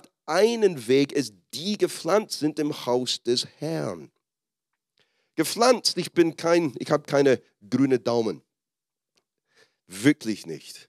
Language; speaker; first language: German; non-native, fluent; English